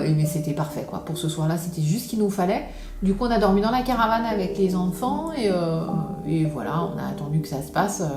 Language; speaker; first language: French; native; French